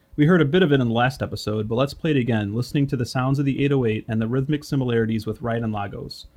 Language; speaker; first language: English; native; English